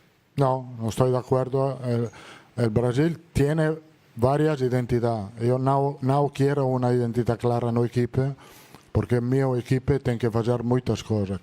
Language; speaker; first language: Spanish; non-native, fluent; Italian